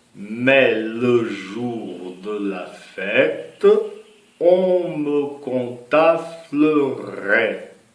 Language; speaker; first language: French; non-native, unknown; Portuguese